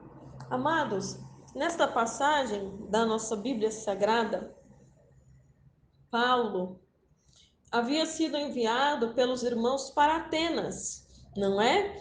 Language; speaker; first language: Portuguese; native; Portuguese